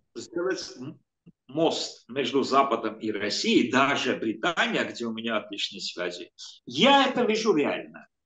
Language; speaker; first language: Russian; non-native, local second language; Armenian